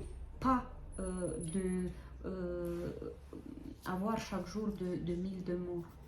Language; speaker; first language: French; non-native, fluent; Ukrainian